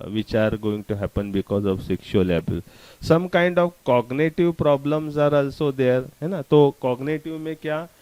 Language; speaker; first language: Hindi; non-native, local second language; Marathi